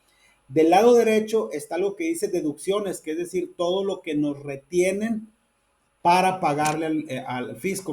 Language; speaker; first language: Spanish; native; Spanish